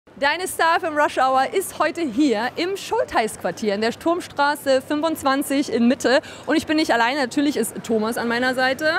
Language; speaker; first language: German; native; German